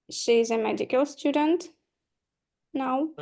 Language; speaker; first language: English; non-native, learner; Ukrainian